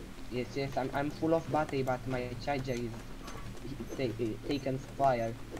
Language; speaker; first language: English; non-native, fluent; Romanian